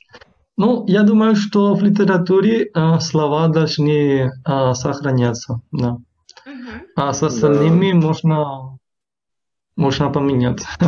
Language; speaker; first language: Russian; non-native, fluent; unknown